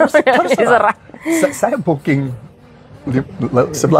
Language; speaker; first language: Indonesian; non-native, fluent; English